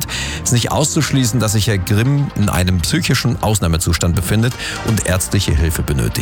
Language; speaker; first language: German; native; German